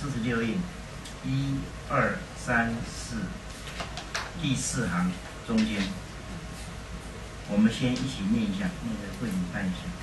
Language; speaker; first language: Chinese; native; Chinese